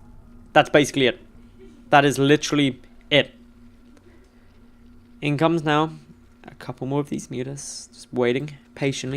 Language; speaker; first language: English; native; English